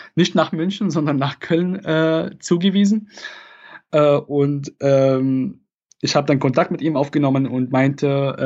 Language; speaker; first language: German; non-native, fluent; Arabic